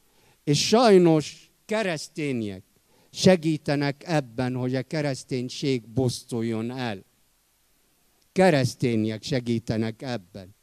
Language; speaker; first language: Hungarian; non-native, fluent; Arabic